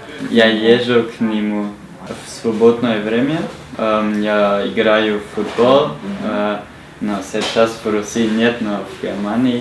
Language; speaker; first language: Russian; non-native, learner; German